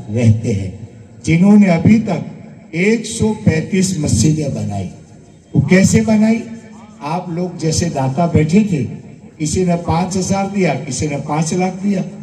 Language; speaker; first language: Hindi; non-native, local second language; Gujarati